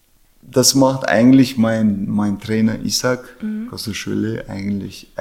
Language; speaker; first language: German; non-native, fluent; Chechen